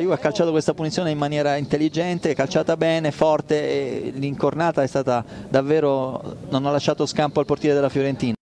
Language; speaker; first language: Italian; native; Italian